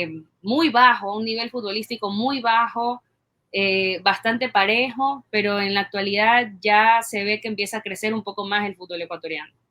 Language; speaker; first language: Spanish; native; Spanish